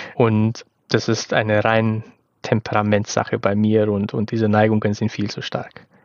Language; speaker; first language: German; non-native, fluent; Romanian